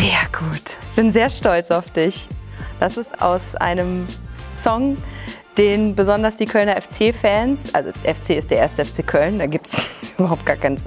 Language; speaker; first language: German; native; German